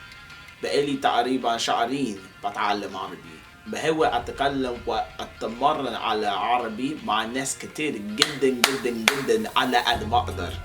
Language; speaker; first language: Arabic; non-native, learner; English